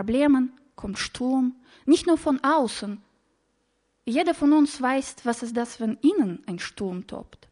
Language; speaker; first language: German; non-native, fluent; Russian